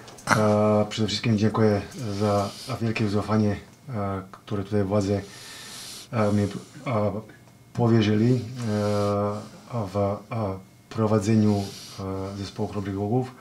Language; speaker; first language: Polish; non-native, fluent; Serbian